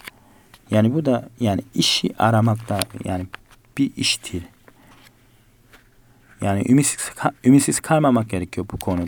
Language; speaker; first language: Turkish; non-native, fluent; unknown